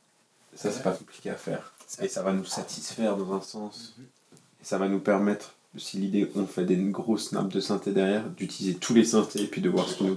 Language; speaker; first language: French; native; French